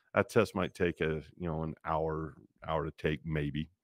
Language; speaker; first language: English; native; English